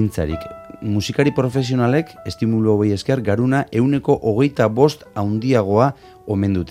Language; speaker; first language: Basque; native; Basque